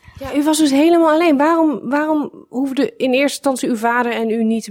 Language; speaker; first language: Dutch; native; Dutch